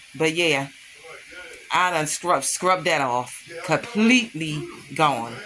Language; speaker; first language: English; native; English